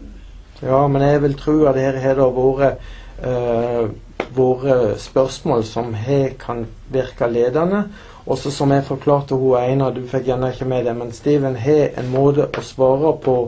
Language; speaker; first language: Norwegian; native; Norwegian